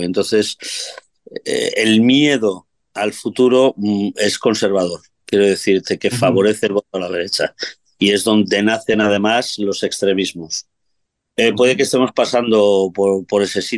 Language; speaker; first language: Spanish; native; Spanish